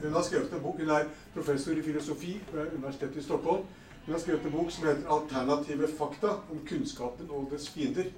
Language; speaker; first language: Norwegian; native; Norwegian